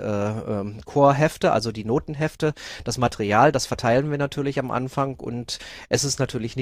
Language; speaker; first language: German; native; German